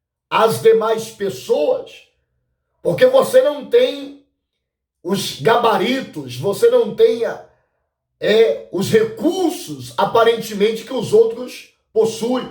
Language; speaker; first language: Portuguese; native; Portuguese